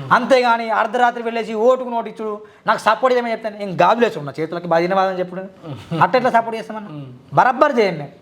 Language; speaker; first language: Telugu; non-native, local second language; Marathi